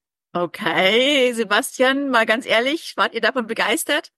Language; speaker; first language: German; native; German